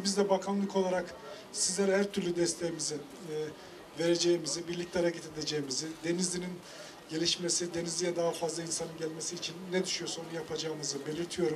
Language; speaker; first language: Turkish; native; Turkish